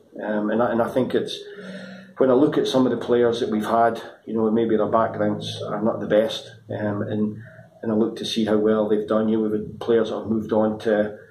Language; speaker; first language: English; native; English